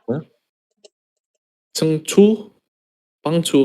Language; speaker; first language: Chinese; non-native, learner; Indonesian